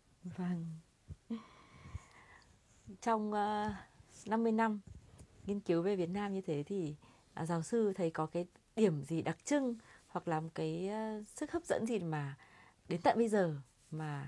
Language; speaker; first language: Vietnamese; native; Vietnamese